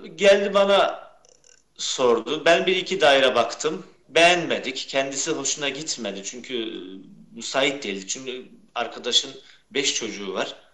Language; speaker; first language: Turkish; early bilingual, heritage; Turkish